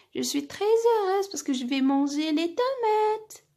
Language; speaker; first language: French; non-native, local second language; Arabic